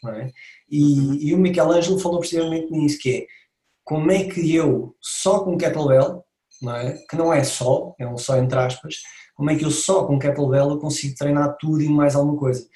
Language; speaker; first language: Portuguese; native; Portuguese